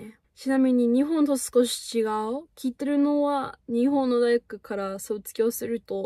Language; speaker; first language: Japanese; non-native, fluent; English